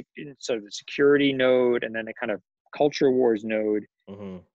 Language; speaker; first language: English; native; English